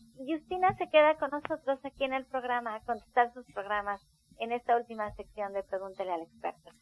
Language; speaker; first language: Spanish; native; Spanish